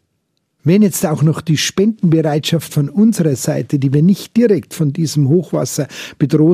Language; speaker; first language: German; native; German